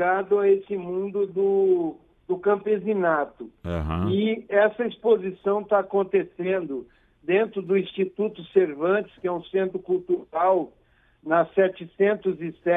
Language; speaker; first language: Portuguese; native; Portuguese